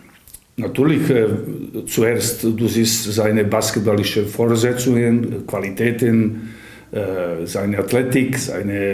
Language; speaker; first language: German; non-native, fluent; Serbian